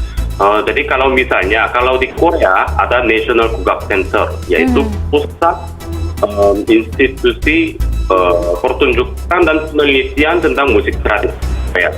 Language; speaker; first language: Indonesian; non-native, fluent; Korean